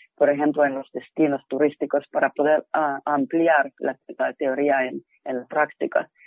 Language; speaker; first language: Spanish; non-native, fluent; Finnish